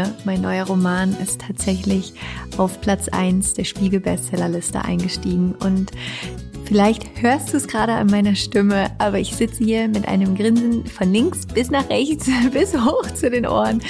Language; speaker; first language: German; native; German